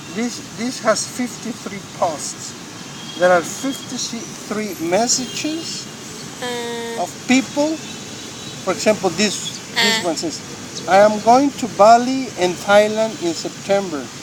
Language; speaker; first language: English; non-native, fluent; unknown